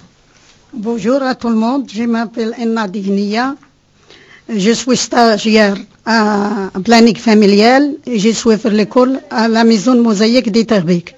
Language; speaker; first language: French; non-native, learner; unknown